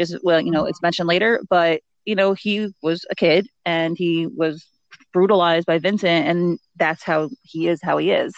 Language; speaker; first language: English; native; English